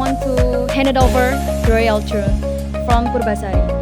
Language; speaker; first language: English; non-native, learner; Indonesian